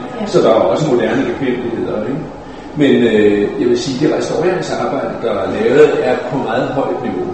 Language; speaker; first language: Danish; native; Danish